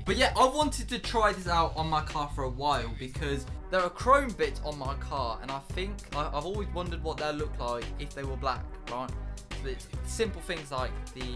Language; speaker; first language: English; native; English